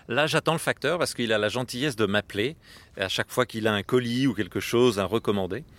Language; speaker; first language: French; native; French